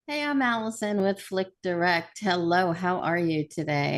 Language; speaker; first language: English; native; English